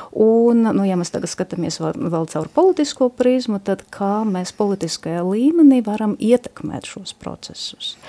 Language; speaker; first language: Latvian; non-native, local second language; Russian